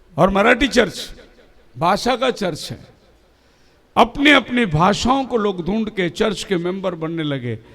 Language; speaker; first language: Hindi; non-native, local second language; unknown